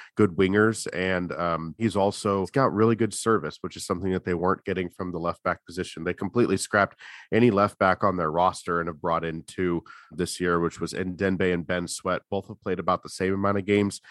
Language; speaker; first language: English; native; English